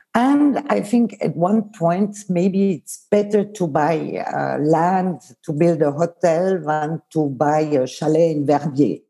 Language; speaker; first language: English; non-native, fluent; Swiss German